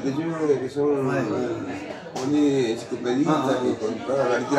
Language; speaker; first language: French; non-native, fluent; Spanish